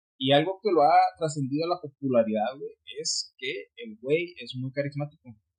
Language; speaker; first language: Spanish; early bilingual, heritage; Spanish